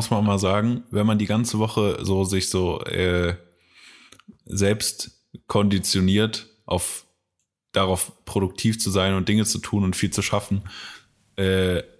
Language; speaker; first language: German; native; German